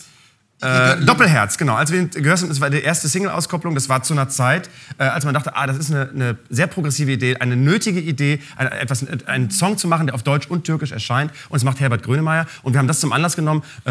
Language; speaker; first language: German; native; German